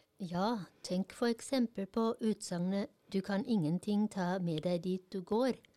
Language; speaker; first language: Norwegian; non-native, fluent; German